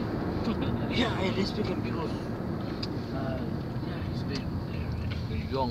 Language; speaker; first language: English; non-native, learner; Nepali